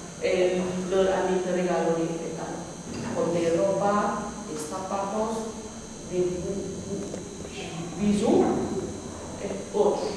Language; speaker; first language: French; non-native, learner; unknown